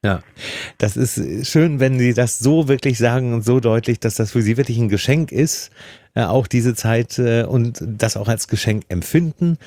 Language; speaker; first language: German; native; German